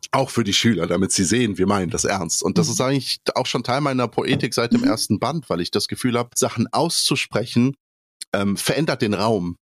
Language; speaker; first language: German; early bilingual, other home language; Polish